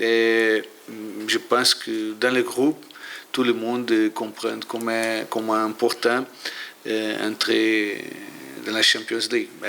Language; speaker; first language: French; non-native, learner; Portuguese